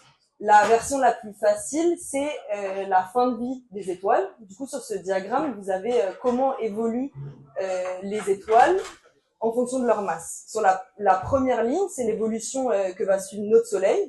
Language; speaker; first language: French; native; French